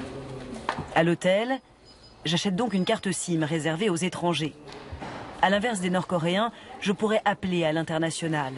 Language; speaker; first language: French; native; French